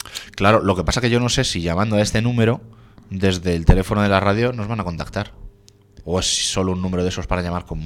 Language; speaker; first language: Spanish; native; Spanish